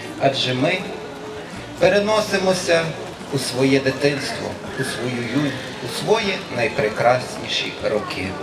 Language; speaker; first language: Ukrainian; native; Ukrainian